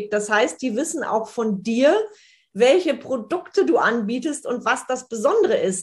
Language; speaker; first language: German; native; German